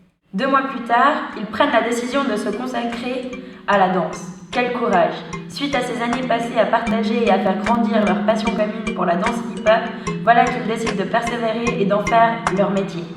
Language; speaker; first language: French; native; French